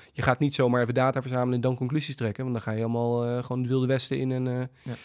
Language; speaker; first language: Dutch; native; Dutch